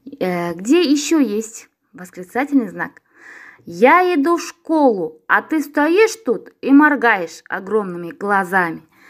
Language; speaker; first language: Russian; non-native, local second language; Kazakh